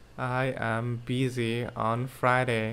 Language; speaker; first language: English; non-native, learner; Bangla